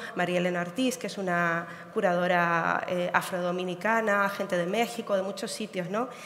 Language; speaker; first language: Spanish; native; Spanish